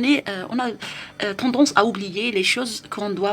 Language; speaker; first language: French; non-native, local second language; Arabic